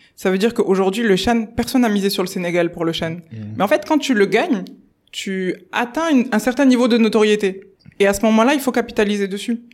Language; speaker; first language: French; native; French